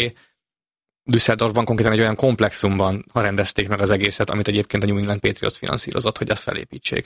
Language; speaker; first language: Hungarian; native; Hungarian